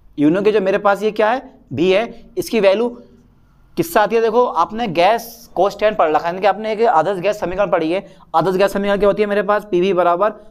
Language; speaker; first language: Hindi; native; Hindi